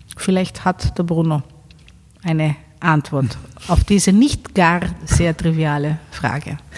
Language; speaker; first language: German; non-native, fluent; Greek